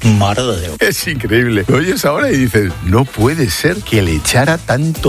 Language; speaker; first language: Spanish; native; Spanish